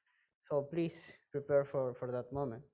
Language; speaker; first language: English; non-native, fluent; Spanish